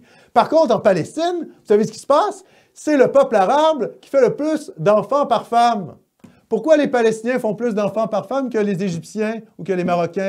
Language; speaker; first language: French; native; French